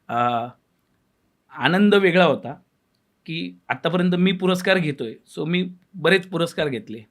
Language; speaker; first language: Marathi; native; Marathi